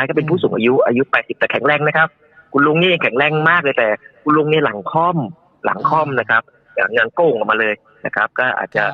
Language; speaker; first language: Thai; native; Thai